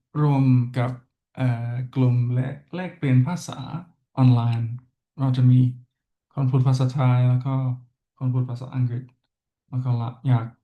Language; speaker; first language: Thai; non-native, learner; English